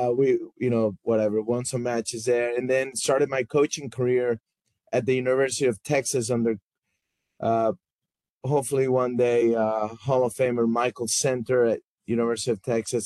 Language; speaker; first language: English; non-native, fluent; Spanish